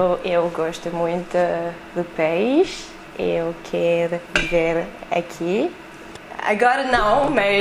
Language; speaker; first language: Portuguese; early bilingual, heritage; French